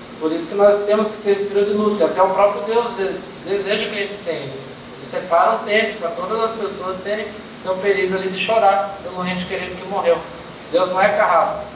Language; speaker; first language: Portuguese; native; Portuguese